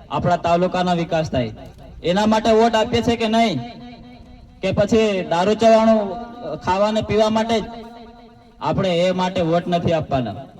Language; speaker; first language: Gujarati; non-native, local second language; Rathawi